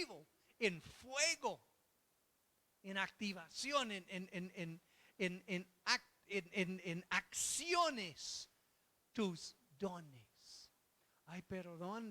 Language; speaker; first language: Spanish; non-native, fluent; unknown